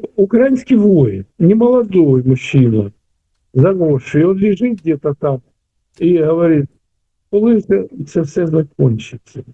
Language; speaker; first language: Russian; native; Russian